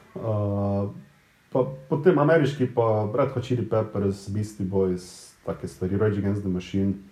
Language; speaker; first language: Slovenian; native; Slovenian